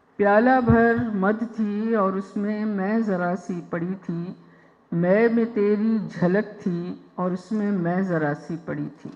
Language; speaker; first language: Urdu; non-native, local second language; Sindhi